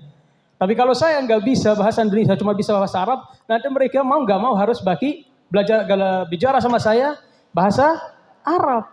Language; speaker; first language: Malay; non-native, fluent; Arabic